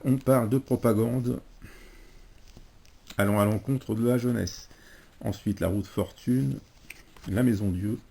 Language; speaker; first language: French; native; French